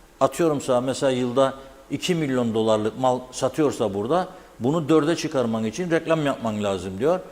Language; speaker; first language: Turkish; native; Turkish